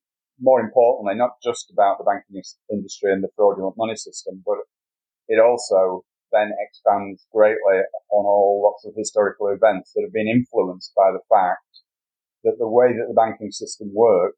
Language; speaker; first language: English; native; English